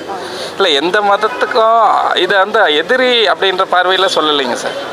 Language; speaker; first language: Tamil; native; Tamil